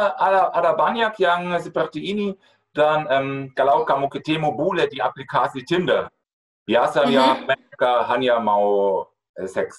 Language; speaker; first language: Indonesian; non-native, fluent; German